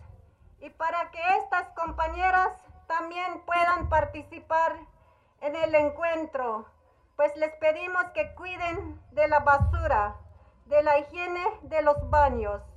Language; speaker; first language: Spanish; non-native, local second language; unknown